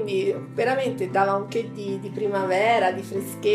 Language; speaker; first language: Italian; native; Italian